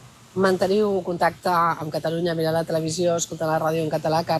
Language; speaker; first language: Catalan; native; Catalan